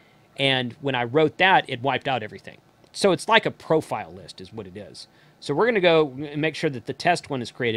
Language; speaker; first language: English; native; English